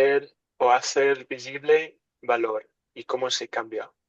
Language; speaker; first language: Spanish; non-native, learner; English